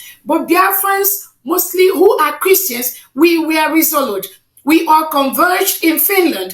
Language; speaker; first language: English; non-native, local second language; Igbo